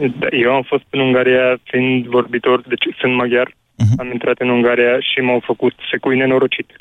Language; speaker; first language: Romanian; non-native, local second language; Hungarian